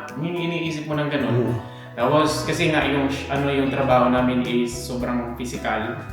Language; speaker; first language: Filipino; native; Filipino